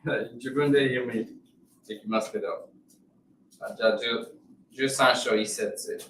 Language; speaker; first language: Japanese; non-native, learner; English